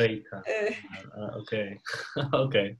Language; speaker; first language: Arabic; non-native, learner; Dutch